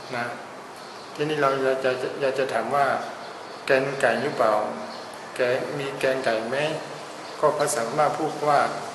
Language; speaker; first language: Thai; non-native, fluent; Burmese